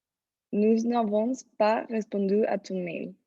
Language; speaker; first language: French; non-native, learner; Spanish